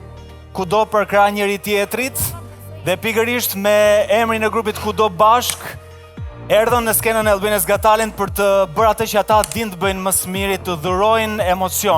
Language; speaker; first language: Albanian; native; Albanian